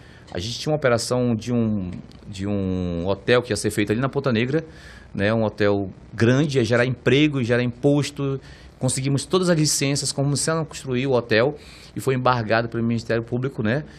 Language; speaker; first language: Portuguese; native; Portuguese